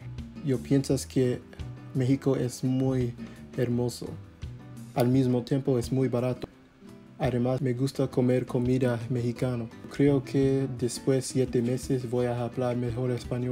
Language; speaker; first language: Spanish; non-native, learner; English